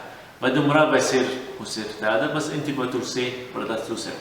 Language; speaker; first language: Portuguese; non-native, learner; Arabic